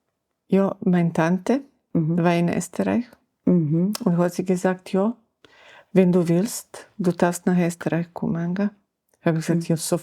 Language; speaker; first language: German; non-native, learner; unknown